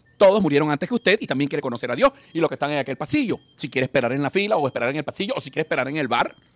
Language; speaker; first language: Spanish; native; Spanish